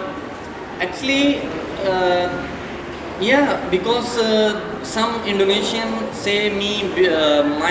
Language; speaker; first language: English; non-native, fluent; Urdu